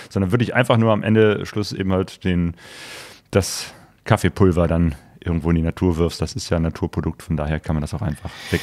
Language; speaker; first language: German; native; German